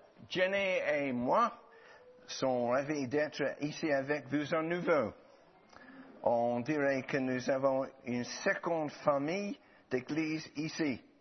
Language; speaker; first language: French; non-native, learner; English